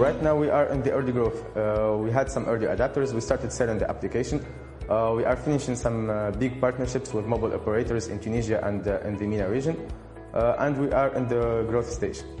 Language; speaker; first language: English; non-native, fluent; Arabic